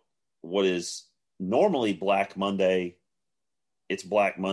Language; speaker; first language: English; native; English